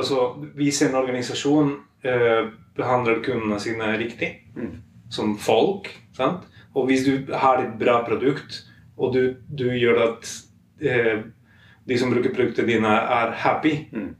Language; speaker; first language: Norwegian; non-native, fluent; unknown